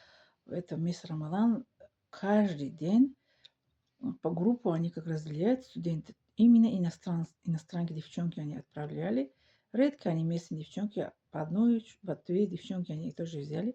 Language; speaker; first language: Russian; non-native, local second language; Tajik